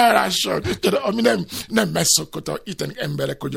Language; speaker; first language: Hungarian; non-native, fluent; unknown